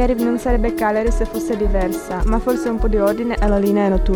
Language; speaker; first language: Italian; non-native, fluent; Czech